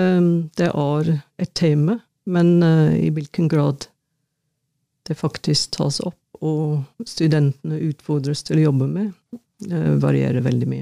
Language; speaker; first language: Norwegian; non-native, fluent; English